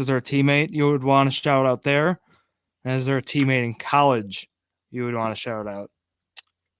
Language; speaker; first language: English; native; English